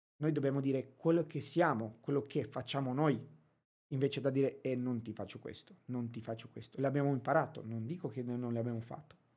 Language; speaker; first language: Italian; non-native, fluent; Romanian